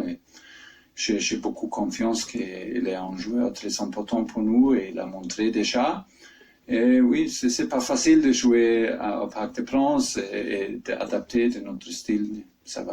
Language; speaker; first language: French; non-native, fluent; German